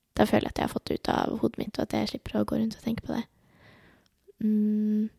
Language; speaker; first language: Norwegian; early bilingual, other home language; Urdu